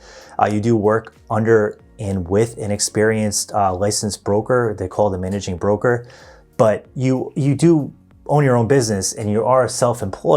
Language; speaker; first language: English; native; English